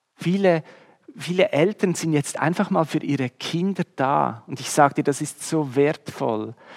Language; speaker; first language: German; native; German